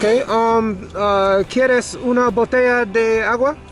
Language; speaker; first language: Spanish; non-native, learner; English